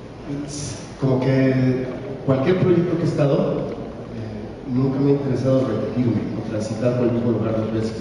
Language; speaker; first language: Spanish; native; Spanish